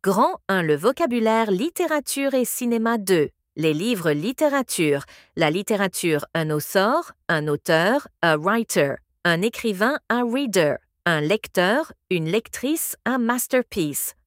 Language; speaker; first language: French; native; French